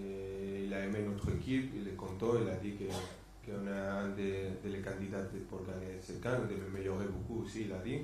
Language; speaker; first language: French; non-native, fluent; Spanish